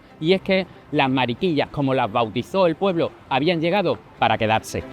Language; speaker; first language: Spanish; native; Spanish